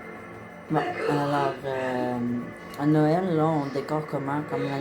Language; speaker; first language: French; native; French